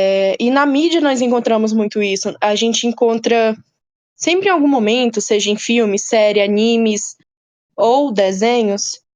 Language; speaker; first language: Portuguese; native; Portuguese